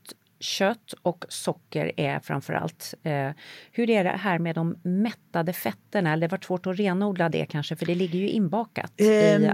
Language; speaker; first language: Swedish; native; Swedish